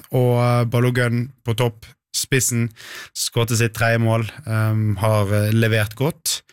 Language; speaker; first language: Norwegian; native; Norwegian